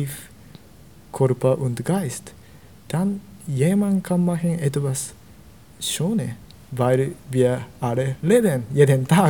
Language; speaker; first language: German; non-native, learner; Japanese